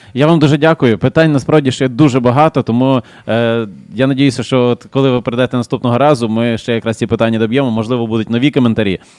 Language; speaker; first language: Ukrainian; native; Ukrainian